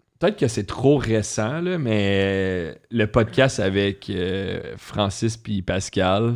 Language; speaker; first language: French; native; French